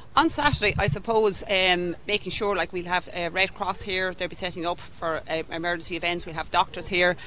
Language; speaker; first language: English; native; English